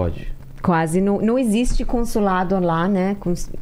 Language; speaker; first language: Portuguese; non-native, learner; Persian